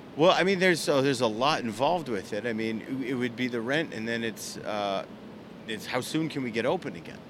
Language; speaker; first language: English; native; English